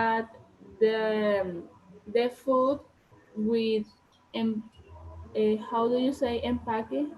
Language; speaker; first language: English; non-native, learner; Spanish